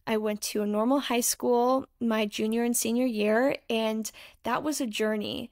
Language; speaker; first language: English; native; English